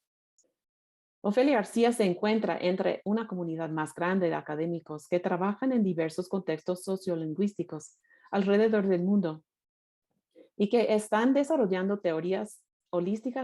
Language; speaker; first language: Spanish; non-native, fluent; English